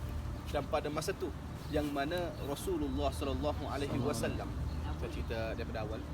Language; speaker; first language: Malay; native; Malay